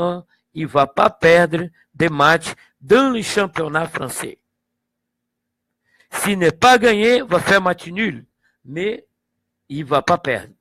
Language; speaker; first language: French; non-native, fluent; Portuguese